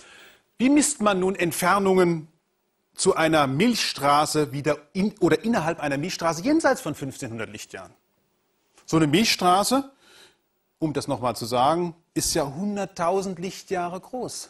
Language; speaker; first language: German; native; German